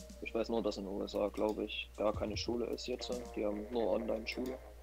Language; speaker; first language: German; native; German